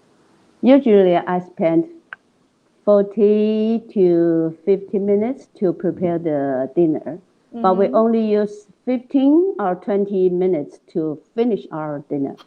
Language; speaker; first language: English; non-native, learner; Chinese